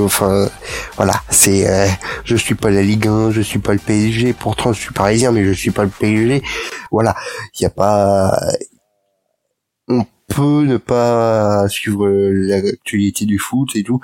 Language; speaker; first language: French; native; French